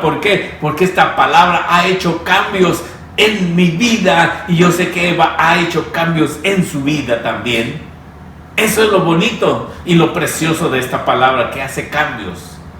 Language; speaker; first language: Spanish; native; Spanish